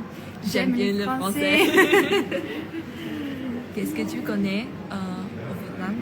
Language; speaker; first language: French; non-native, fluent; Vietnamese